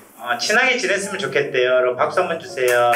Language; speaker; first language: Korean; native; Korean